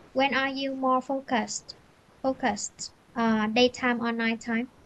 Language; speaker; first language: English; non-native, fluent; Vietnamese